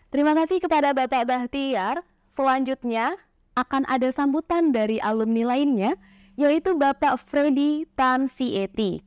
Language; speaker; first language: Indonesian; native; Indonesian